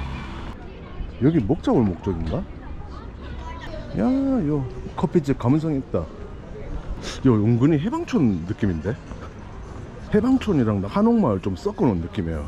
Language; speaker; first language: Korean; native; Korean